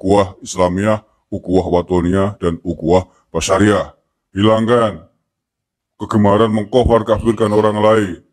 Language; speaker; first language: Indonesian; native; Indonesian